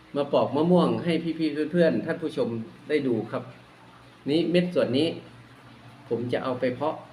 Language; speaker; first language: Thai; non-native, local second language; Northeastern Thai